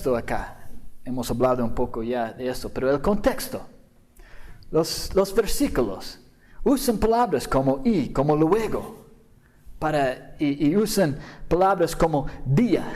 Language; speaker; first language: Spanish; non-native, fluent; English